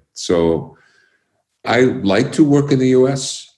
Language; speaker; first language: English; early bilingual, other home language; Icelandic